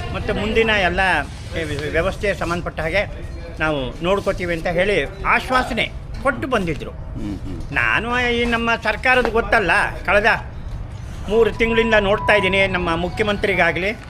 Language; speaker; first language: Kannada; native; Kannada